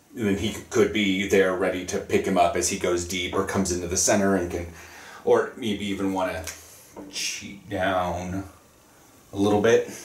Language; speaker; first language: English; native; English